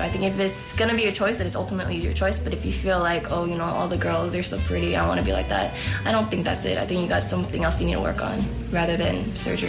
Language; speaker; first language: English; native; English